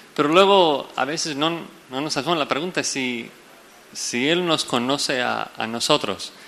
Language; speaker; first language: Spanish; non-native, fluent; English